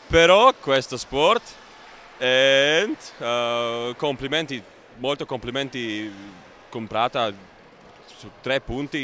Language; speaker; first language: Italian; non-native, learner; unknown